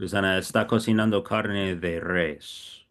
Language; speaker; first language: Spanish; non-native, fluent; English